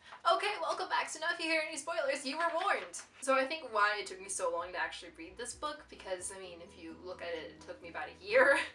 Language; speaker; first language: English; native; English